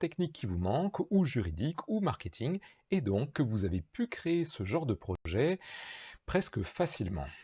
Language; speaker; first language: French; native; French